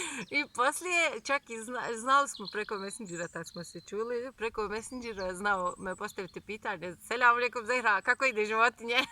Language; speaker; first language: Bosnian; non-native, fluent; Turkish